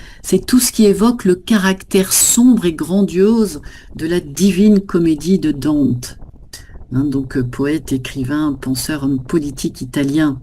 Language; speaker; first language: French; native; French